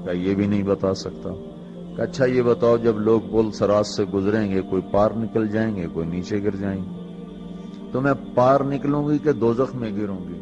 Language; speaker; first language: Urdu; non-native, local second language; Punjabi